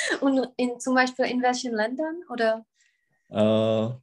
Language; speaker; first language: German; non-native, fluent; Czech